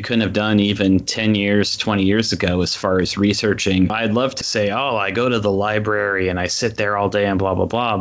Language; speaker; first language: English; native; English